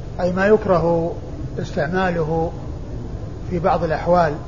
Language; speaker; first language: Arabic; native; Arabic